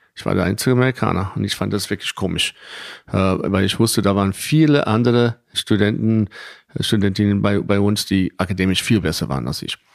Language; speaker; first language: German; non-native, fluent; English